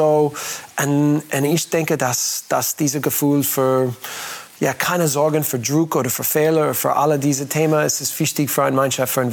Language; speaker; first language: German; non-native, learner; English